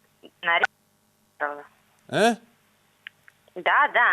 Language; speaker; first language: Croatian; non-native, learner; Russian